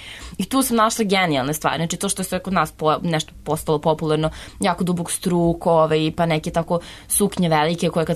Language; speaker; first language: Serbian; native; Serbian